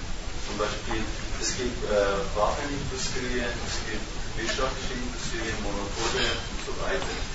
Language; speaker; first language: German; non-native, learner; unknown